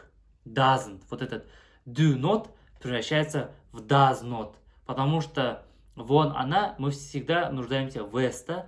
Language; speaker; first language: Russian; non-native, local second language; Kazakh